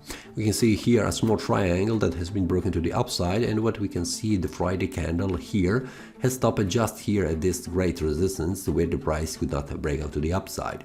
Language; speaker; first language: English; non-native, fluent; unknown